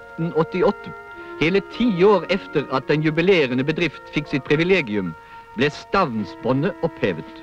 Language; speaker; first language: Norwegian; native; Norwegian